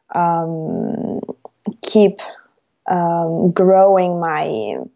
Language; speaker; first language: English; non-native, fluent; Italian